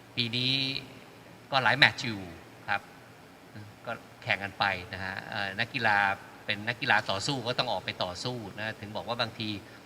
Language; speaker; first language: Thai; native; Thai